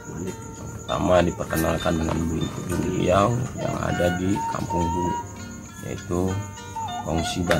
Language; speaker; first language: Indonesian; native; Indonesian